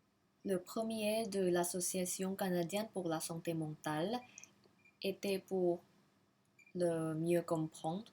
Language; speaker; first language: French; non-native, learner; Thai